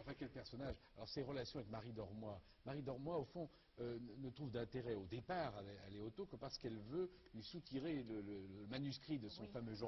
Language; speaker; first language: French; native; French